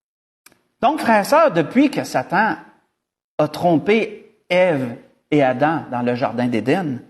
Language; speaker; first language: French; native; French